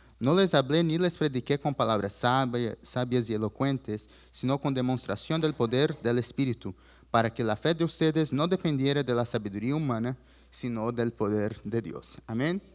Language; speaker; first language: Spanish; early bilingual, other home language; Portuguese